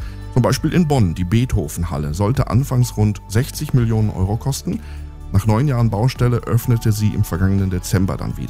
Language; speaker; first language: German; native; German